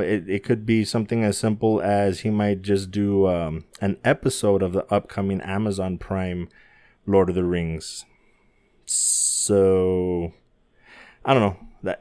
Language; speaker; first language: English; native; English